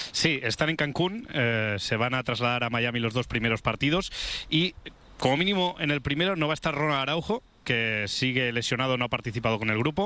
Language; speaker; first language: Spanish; native; Spanish